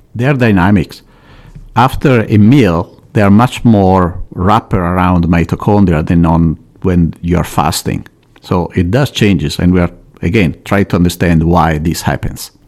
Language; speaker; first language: English; non-native, fluent; Italian